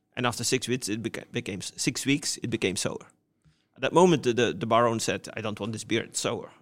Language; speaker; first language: English; non-native, fluent; Dutch